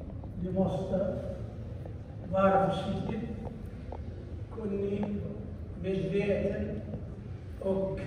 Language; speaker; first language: Swedish; non-native, learner; Arabic